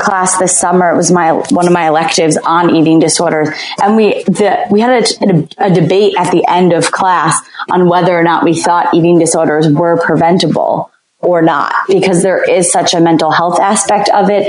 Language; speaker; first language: English; native; English